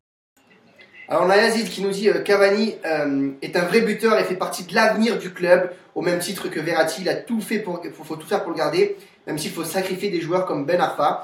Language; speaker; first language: French; native; French